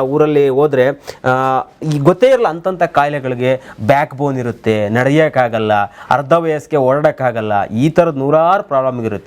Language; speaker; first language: Kannada; native; Kannada